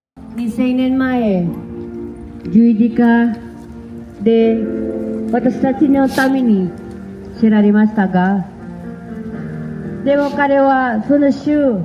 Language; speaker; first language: Japanese; non-native, learner; Filipino